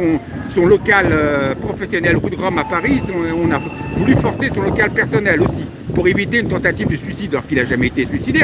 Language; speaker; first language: French; native; French